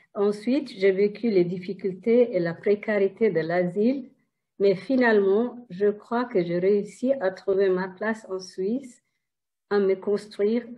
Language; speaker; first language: French; non-native, fluent; Tigrinya